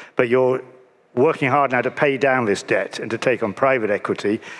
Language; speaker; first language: English; native; English